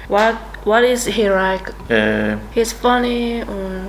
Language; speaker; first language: English; non-native, learner; Korean